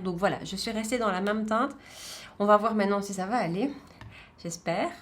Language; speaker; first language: French; native; French